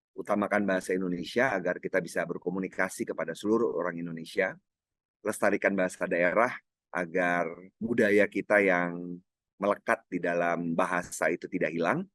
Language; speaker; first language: Indonesian; non-native, local second language; Minangkabau